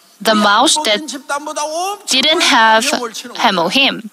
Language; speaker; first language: English; non-native, fluent; Korean